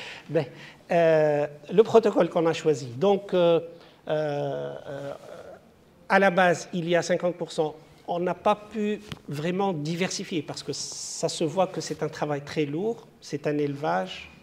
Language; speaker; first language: French; non-native, local second language; Arabic